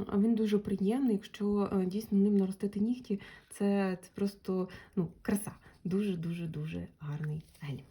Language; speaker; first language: Ukrainian; non-native, local second language; Russian